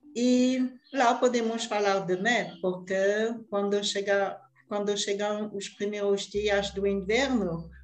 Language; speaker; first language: Portuguese; non-native, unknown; French